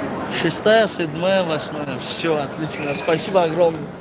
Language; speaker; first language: Russian; non-native, local second language; Tajik